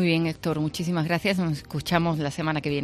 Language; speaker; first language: Spanish; native; Spanish